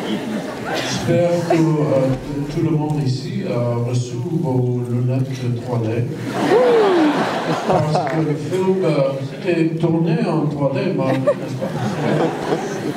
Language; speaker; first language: French; non-native, fluent; English